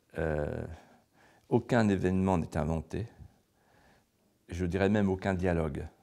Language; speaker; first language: French; native; French